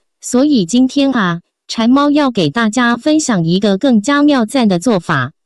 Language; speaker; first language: Chinese; native; Chinese